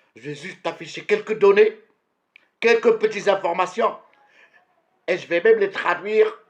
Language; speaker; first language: French; non-native, local second language; Arabic